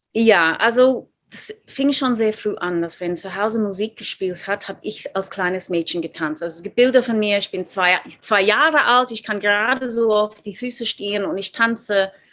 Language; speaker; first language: German; non-native, fluent; English